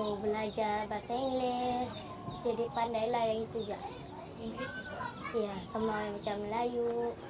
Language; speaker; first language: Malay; early bilingual, other home language; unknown